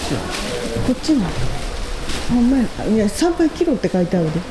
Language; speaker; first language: Japanese; native; Japanese